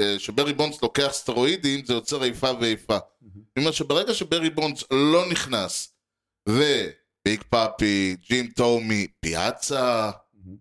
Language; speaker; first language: Hebrew; native; Hebrew